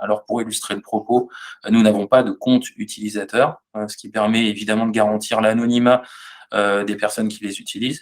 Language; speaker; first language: French; native; French